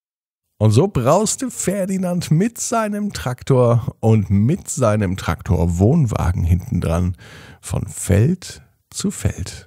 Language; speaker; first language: German; native; German